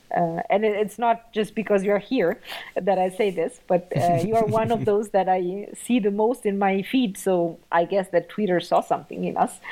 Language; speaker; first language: English; non-native, fluent; Italian